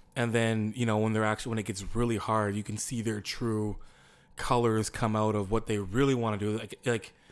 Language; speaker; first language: English; native; English